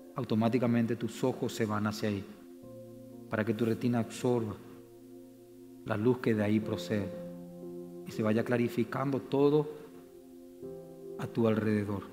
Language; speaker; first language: Spanish; native; Spanish